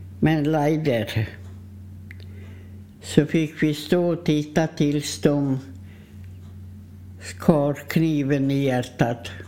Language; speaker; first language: Swedish; non-native, fluent; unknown